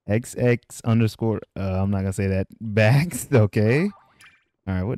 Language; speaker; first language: English; native; English